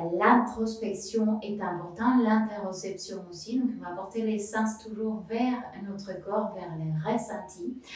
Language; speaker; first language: French; non-native, fluent; Spanish